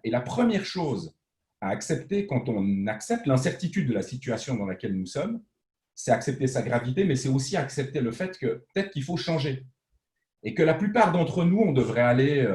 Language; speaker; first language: French; native; French